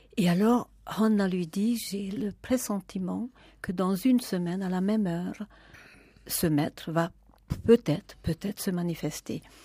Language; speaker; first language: French; non-native, fluent; Hungarian